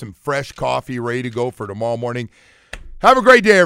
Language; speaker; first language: English; native; English